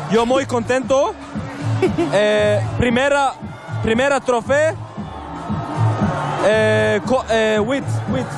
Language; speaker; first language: Spanish; non-native, learner; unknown